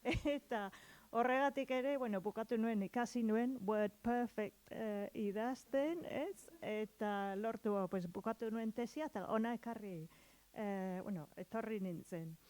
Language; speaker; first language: Basque; non-native, learner; English